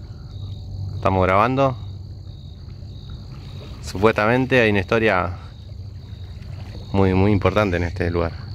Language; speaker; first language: Spanish; native; Spanish